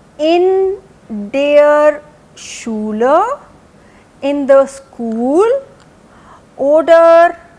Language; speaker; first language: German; non-native, fluent; Hindi